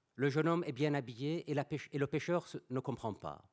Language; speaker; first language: French; non-native, fluent; Persian